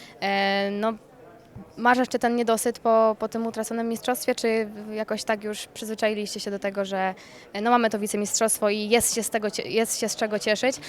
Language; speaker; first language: Polish; native; Polish